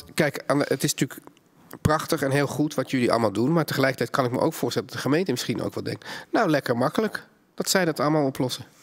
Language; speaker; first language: Dutch; native; Dutch